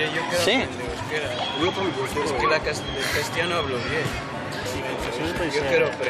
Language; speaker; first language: Spanish; non-native, fluent; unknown